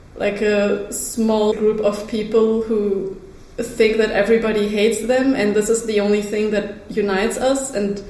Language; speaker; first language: English; early bilingual, other home language; Russian